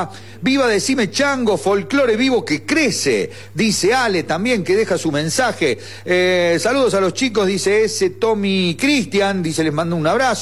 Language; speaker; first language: Spanish; native; Spanish